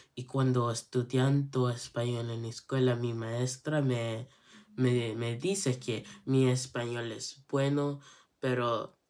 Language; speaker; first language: English; native; English